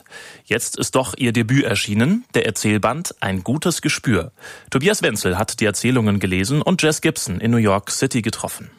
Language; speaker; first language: German; native; German